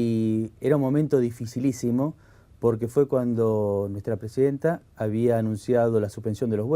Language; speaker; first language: Spanish; native; Spanish